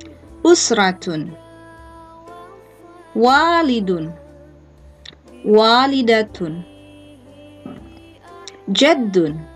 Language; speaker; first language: Arabic; non-native, fluent; Indonesian